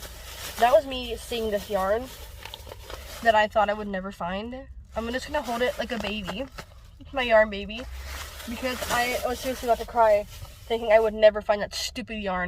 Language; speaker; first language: English; native; English